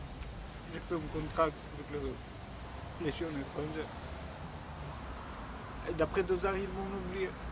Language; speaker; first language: French; non-native, learner; Romanian